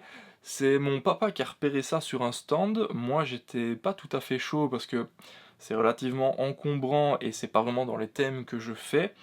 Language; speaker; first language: French; native; French